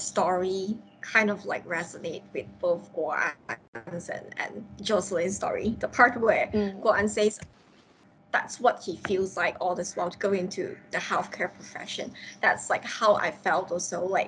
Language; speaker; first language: English; non-native, local second language; Cantonese